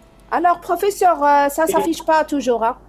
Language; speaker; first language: French; non-native, local second language; Arabic